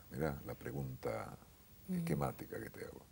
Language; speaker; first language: Spanish; native; Spanish